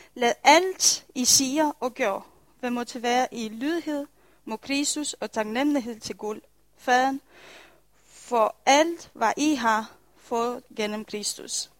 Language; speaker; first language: Danish; non-native, fluent; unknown